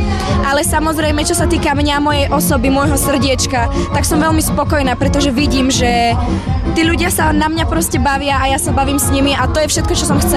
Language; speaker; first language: Slovak; native; Slovak